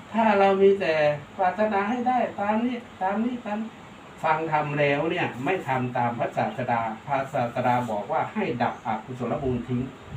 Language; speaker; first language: Thai; native; Thai